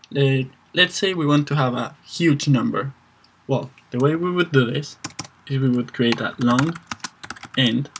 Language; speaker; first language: English; non-native, fluent; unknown